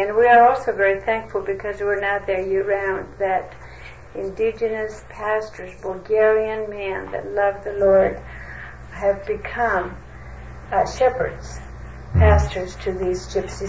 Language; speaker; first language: English; non-native, fluent; Greek